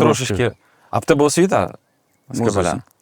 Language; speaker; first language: Ukrainian; native; Ukrainian